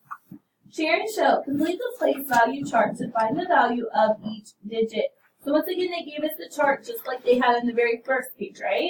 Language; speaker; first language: English; native; English